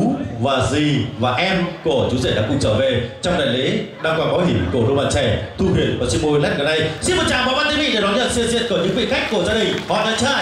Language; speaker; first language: Vietnamese; native; Vietnamese